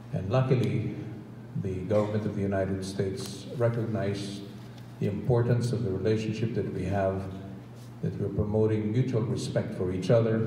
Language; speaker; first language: English; non-native, local second language; Filipino